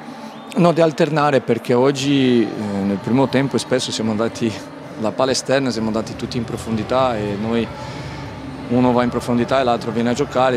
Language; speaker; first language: Italian; non-native, fluent; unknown